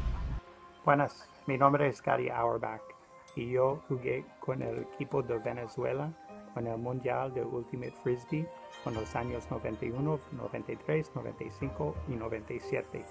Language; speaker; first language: Spanish; non-native, learner; English